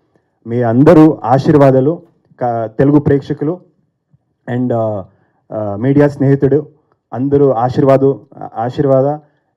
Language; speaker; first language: Telugu; non-native, fluent; Kannada